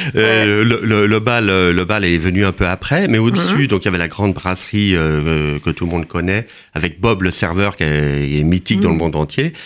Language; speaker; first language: French; native; French